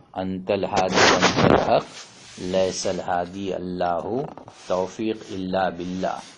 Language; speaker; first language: Urdu; native; Urdu